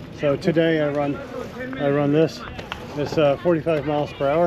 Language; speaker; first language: English; non-native, learner; Spanish